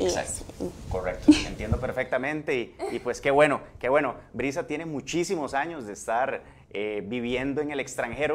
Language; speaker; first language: Spanish; native; Spanish